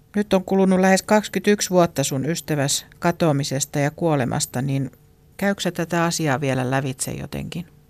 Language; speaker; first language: Finnish; native; Finnish